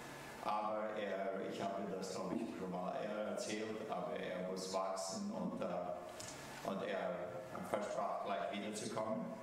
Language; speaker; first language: German; early bilingual, heritage; German